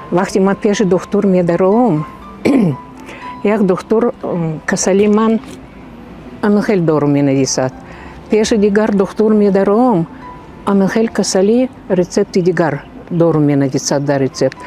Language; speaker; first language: Tajik; non-native, fluent; Russian